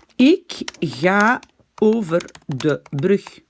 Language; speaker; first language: Dutch; non-native, fluent; French